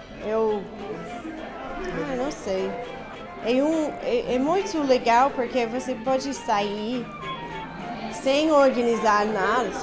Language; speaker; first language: Portuguese; non-native, learner; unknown